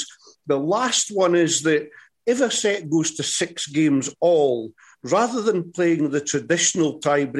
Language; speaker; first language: English; native; English